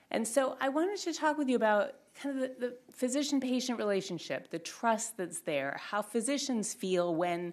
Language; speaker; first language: English; native; English